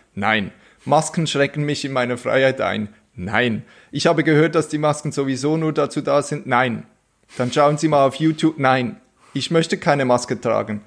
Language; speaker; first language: German; native; German